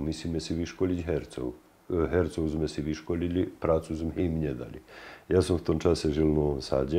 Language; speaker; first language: Slovak; native; Slovak